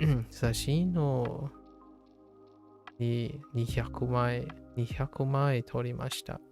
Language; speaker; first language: Japanese; non-native, learner; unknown